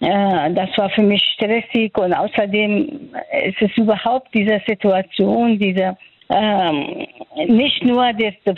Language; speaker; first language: German; non-native, fluent; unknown